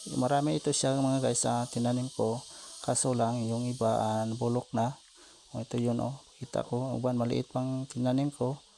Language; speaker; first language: Filipino; non-native, local second language; Cebuano